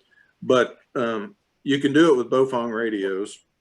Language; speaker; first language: English; native; English